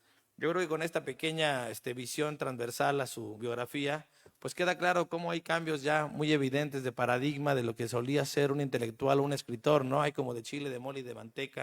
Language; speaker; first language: Spanish; native; Spanish